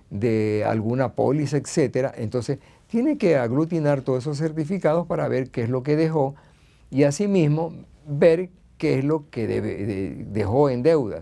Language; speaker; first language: Spanish; native; Spanish